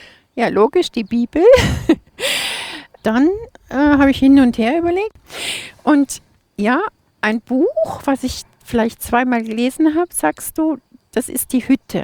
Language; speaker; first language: German; native; German